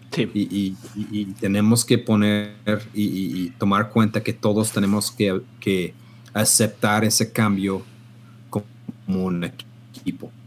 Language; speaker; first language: Spanish; non-native, fluent; English